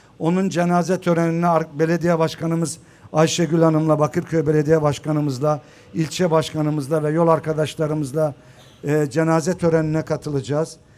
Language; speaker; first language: Turkish; native; Turkish